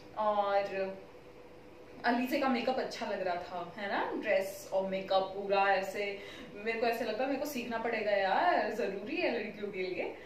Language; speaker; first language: Hindi; native; Hindi